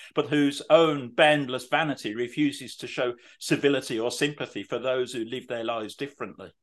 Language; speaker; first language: English; native; English